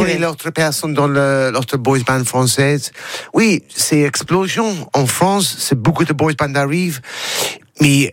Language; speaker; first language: French; non-native, learner; English